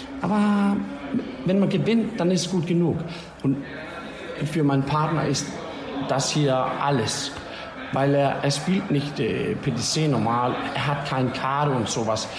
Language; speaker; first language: German; non-native, learner; Danish